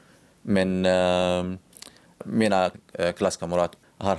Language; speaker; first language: Swedish; non-native, learner; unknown